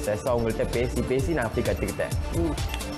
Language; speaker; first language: Tamil; non-native, local second language; Malay